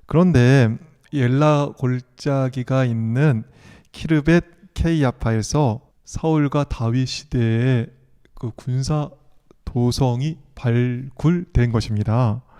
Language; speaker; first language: Korean; native; Korean